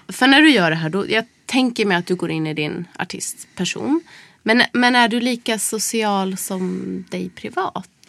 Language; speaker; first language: Swedish; native; Swedish